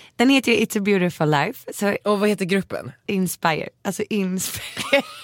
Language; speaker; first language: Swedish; native; Swedish